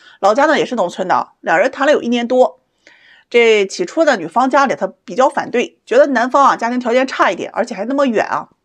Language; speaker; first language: Chinese; native; Chinese